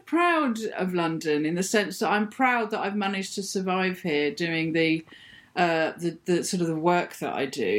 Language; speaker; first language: English; native; English